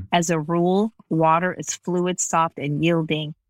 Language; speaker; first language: English; native; English